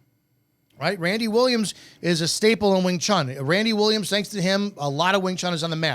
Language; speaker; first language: English; native; English